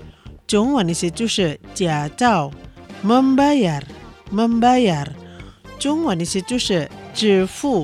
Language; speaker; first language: Chinese; non-native, fluent; Indonesian